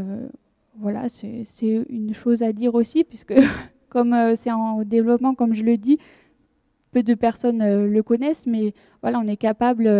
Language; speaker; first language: French; native; French